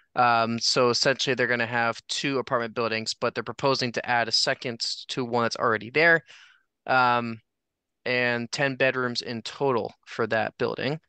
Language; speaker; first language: English; native; English